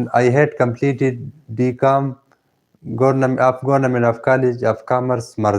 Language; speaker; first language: English; non-native, learner; Pashto